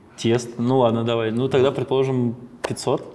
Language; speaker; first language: Russian; native; Russian